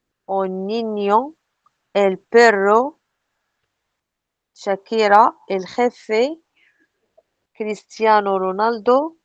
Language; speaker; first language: Spanish; non-native, learner; Arabic